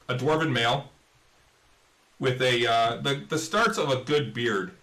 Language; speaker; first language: English; native; English